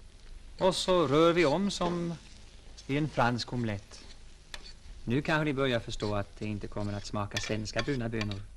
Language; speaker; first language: Swedish; non-native, fluent; English